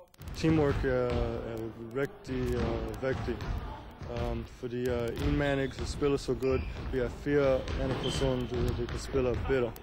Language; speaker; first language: Danish; non-native, learner; English